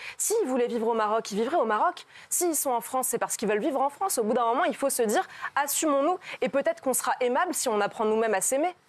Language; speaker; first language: French; native; French